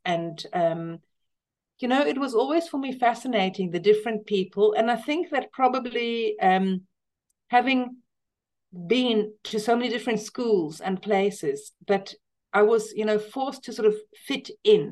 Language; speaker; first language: English; native; English